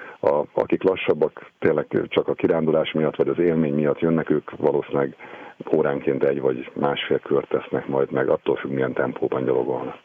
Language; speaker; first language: Hungarian; native; Hungarian